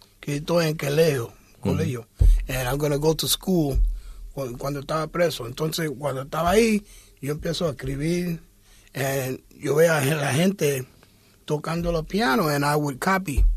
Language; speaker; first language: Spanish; early bilingual, heritage; English